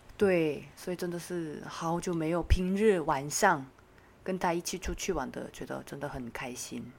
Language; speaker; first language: Chinese; non-native, fluent; Korean